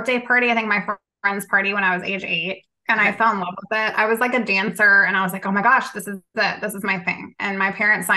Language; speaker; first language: English; native; English